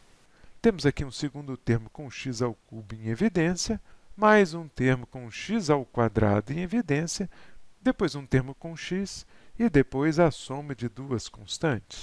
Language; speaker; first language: Portuguese; native; Portuguese